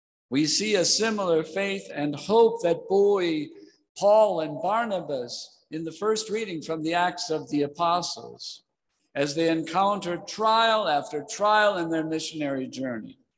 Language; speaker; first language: English; native; English